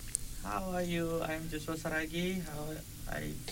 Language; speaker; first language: English; non-native, learner; Indonesian